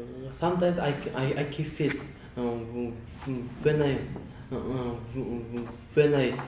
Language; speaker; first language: English; non-native, learner; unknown